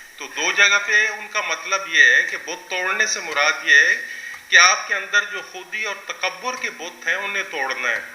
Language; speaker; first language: Urdu; native; Urdu